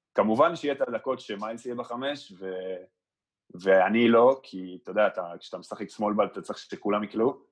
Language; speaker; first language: Hebrew; early bilingual, other home language; Spanish